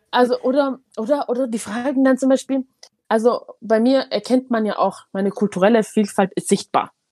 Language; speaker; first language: German; early bilingual, other home language; Tigrinya